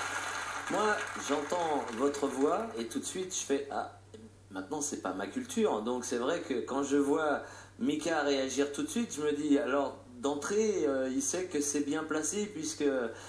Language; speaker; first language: French; native; French